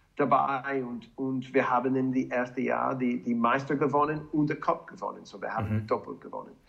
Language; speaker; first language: German; non-native, learner; English